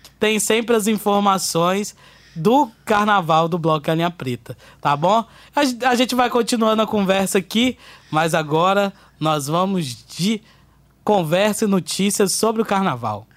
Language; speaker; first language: Portuguese; native; Portuguese